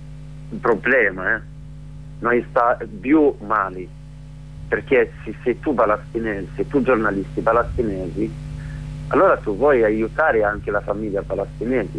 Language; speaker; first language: Italian; non-native, learner; Arabic